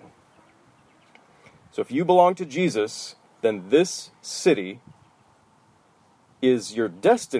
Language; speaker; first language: English; native; English